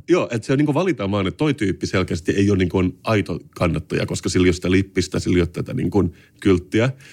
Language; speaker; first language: Finnish; native; Finnish